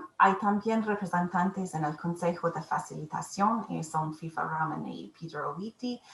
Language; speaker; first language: Spanish; non-native, learner; English